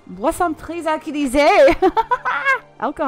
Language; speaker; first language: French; non-native, learner; English